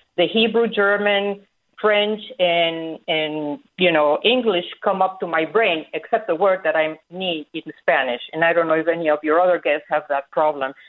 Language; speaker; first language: English; native; English